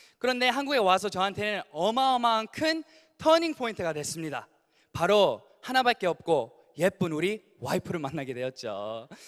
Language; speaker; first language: Korean; early bilingual, heritage; Korean